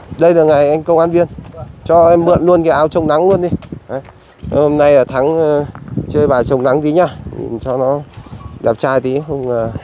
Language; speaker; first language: Vietnamese; native; Vietnamese